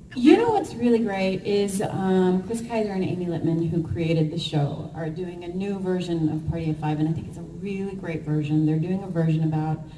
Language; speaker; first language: English; native; English